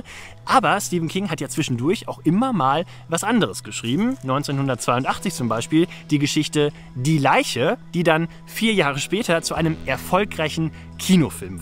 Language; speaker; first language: German; native; German